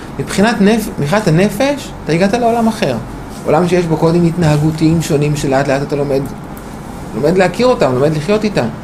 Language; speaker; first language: Hebrew; native; Hebrew